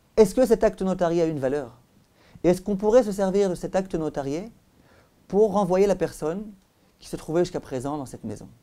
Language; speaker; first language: French; native; French